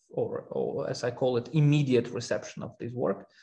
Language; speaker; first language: English; non-native, fluent; Armenian